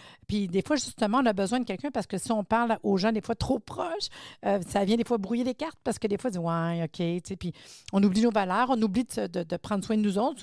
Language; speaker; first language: French; native; French